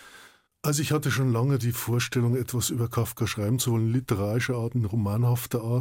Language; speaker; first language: German; native; German